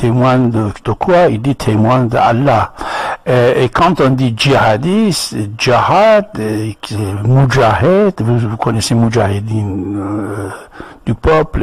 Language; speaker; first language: French; non-native, fluent; Persian